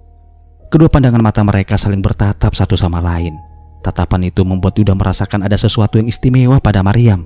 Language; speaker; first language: Indonesian; native; Indonesian